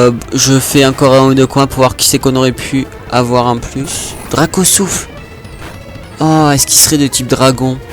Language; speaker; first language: French; native; French